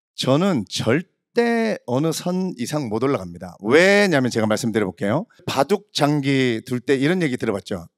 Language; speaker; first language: Korean; native; Korean